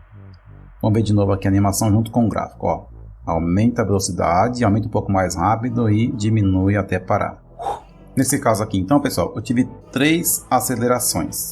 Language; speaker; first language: Portuguese; native; Portuguese